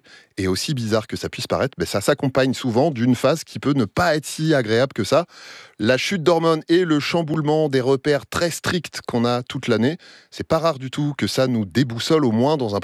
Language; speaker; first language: French; native; French